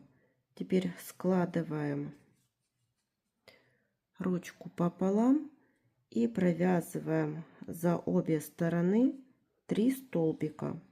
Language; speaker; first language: Russian; native; Russian